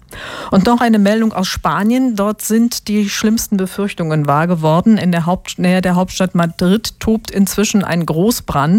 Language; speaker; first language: German; native; German